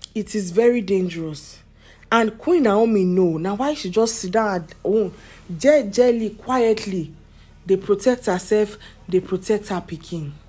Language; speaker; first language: Nigerian Pidgin; non-native, local second language; Yoruba